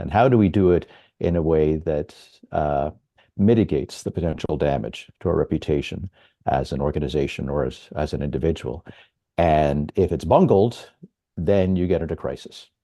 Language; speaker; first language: English; native; English